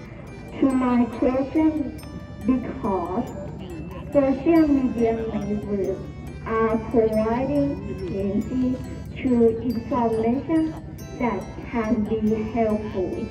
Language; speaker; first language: English; non-native, learner; Thai